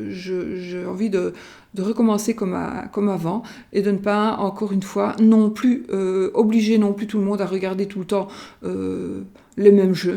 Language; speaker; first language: French; native; French